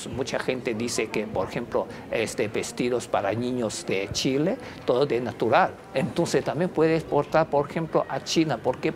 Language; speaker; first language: Spanish; non-native, fluent; Chinese